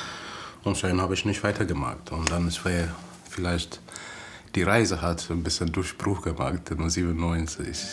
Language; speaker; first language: German; non-native, fluent; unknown